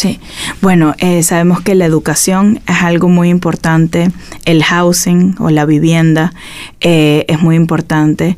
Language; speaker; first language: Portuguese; non-native, learner; Spanish